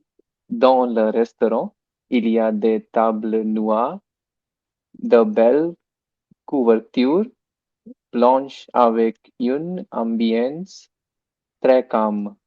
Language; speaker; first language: French; non-native, learner; Hindi